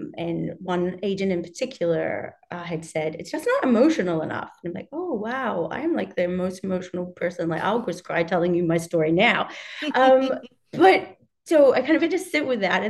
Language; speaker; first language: English; native; English